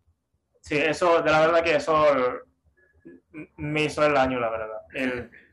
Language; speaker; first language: Spanish; non-native, fluent; Japanese